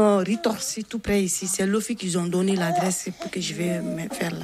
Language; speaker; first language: French; non-native, local second language; Bambara